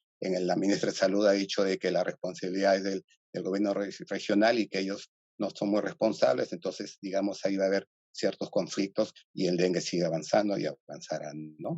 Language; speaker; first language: Spanish; native; Spanish